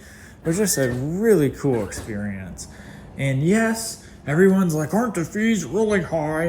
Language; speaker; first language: English; native; English